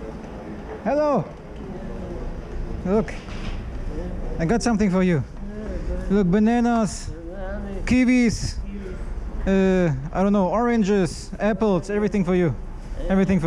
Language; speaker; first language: English; non-native, fluent; German